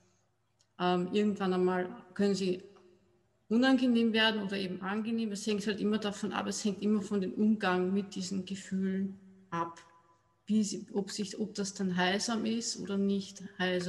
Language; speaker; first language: German; native; German